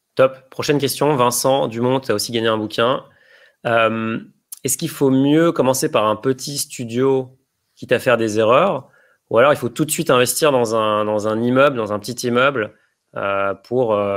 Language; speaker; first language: French; native; French